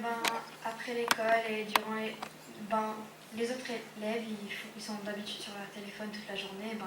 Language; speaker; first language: French; non-native, local second language; English